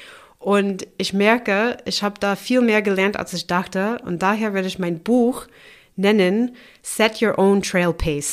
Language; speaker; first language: German; non-native, fluent; English